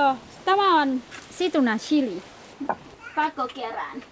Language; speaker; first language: Finnish; non-native, learner; Thai